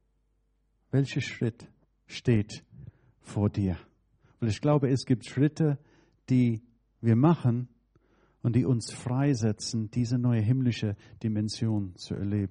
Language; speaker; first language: German; non-native, fluent; English